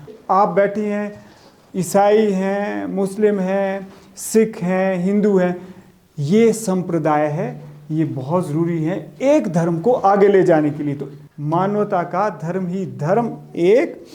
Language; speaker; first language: Hindi; native; Hindi